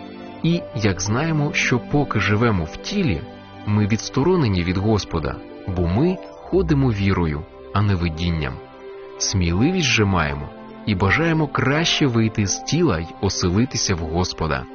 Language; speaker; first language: Ukrainian; native; Ukrainian